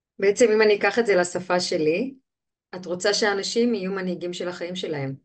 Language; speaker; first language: Hebrew; native; Hebrew